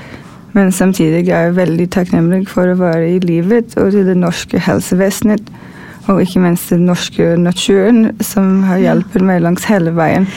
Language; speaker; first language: Norwegian; non-native, fluent; English